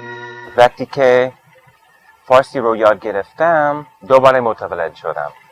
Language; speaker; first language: Persian; non-native, fluent; English